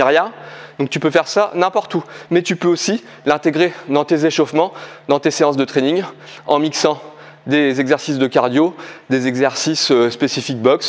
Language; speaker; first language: French; native; French